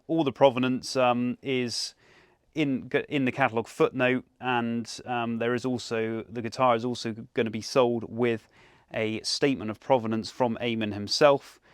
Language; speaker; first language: English; native; English